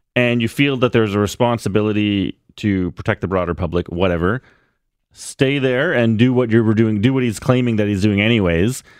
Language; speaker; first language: English; native; English